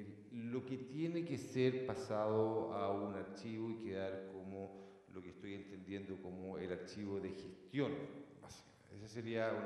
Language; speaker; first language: Spanish; native; Spanish